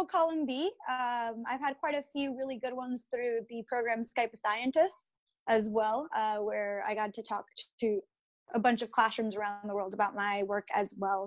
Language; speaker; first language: English; early bilingual, other home language; Spanish